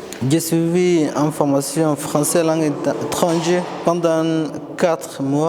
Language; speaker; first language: French; non-native, fluent; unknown